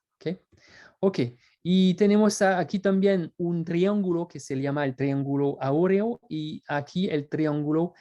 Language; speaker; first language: Spanish; non-native, fluent; French